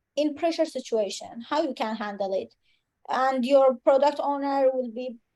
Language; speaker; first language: English; non-native, fluent; Persian